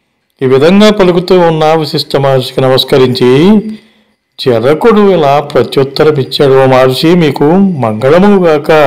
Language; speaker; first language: Telugu; native; Telugu